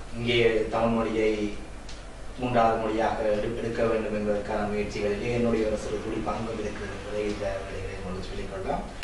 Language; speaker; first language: Tamil; early bilingual, heritage; Tamil